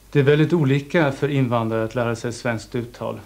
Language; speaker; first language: Swedish; non-native, fluent; German